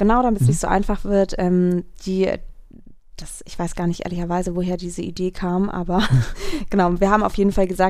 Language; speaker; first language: German; native; German